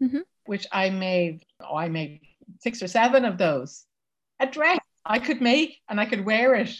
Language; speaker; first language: English; native; English